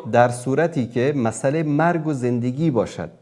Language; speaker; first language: Persian; native; Persian